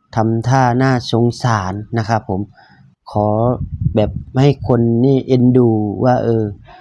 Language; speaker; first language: Thai; native; Thai